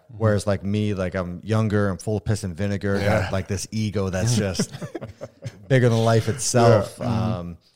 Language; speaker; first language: English; native; English